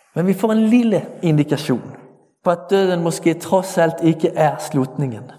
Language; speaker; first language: Danish; native; Danish